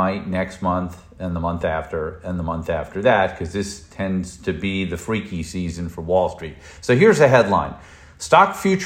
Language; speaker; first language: English; native; English